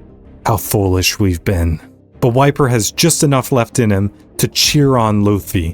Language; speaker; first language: English; native; English